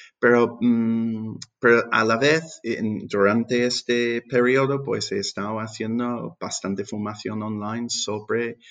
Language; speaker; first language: Spanish; non-native, fluent; English